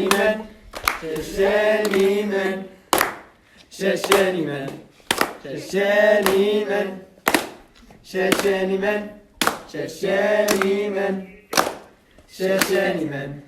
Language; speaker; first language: Chinese; non-native, learner; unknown